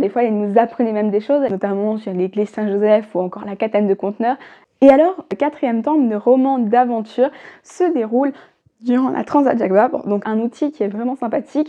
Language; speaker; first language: French; native; French